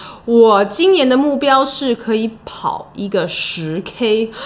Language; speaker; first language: Chinese; non-native, fluent; English